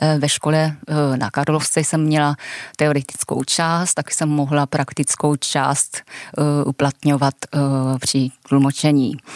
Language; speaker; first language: Czech; non-native, fluent; Japanese